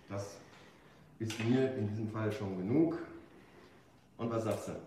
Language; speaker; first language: German; native; German